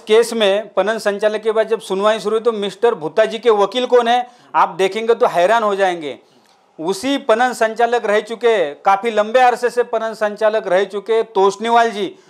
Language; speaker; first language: Hindi; non-native, local second language; Marathi